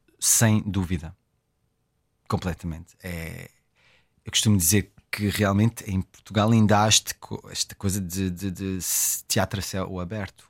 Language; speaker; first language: Portuguese; early bilingual, heritage; French